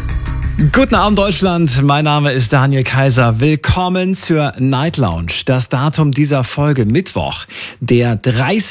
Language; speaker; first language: German; native; German